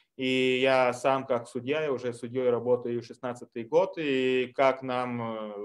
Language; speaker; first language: Russian; non-native, fluent; Lithuanian